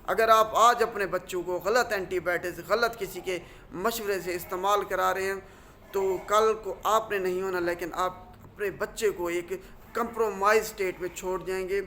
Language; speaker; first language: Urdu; non-native, local second language; Punjabi